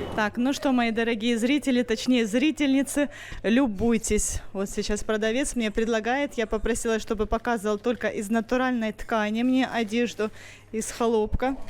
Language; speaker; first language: Russian; native; Russian